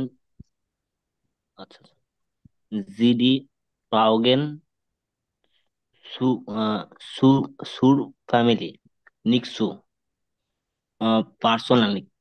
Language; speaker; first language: German; non-native, learner; Bangla